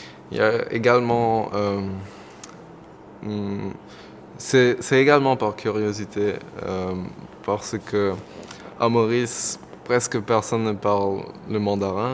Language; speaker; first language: French; non-native, local second language; Morisyen